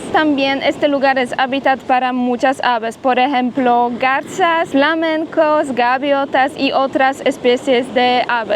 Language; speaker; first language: Spanish; non-native, fluent; Polish